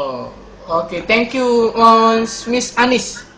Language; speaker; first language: English; non-native, learner; Malay